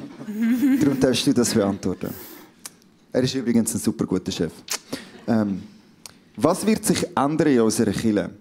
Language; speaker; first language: German; native; German